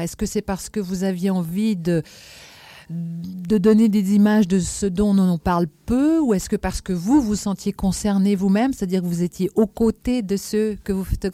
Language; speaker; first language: French; native; French